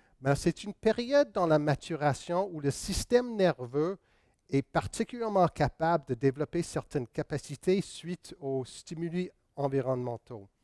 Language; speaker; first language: French; non-native, local second language; English